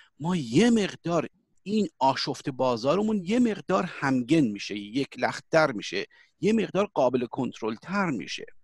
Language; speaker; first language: Persian; early bilingual, heritage; Persian